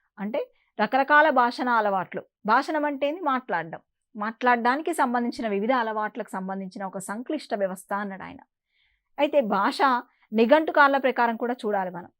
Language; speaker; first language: Telugu; native; Telugu